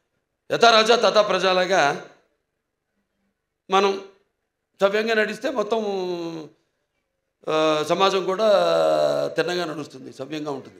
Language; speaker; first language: Telugu; native; Telugu